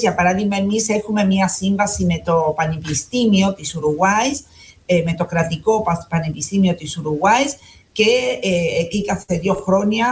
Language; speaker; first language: Greek; non-native, fluent; Spanish